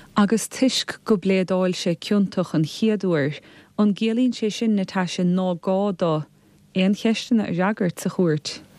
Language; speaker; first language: Irish; native; Irish